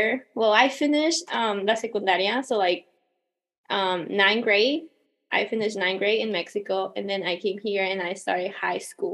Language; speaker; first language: English; non-native, fluent; Spanish